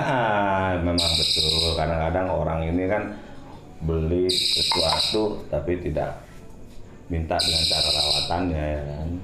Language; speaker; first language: Indonesian; non-native, local second language; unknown